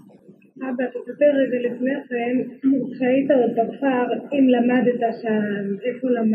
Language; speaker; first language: Hebrew; native; Hebrew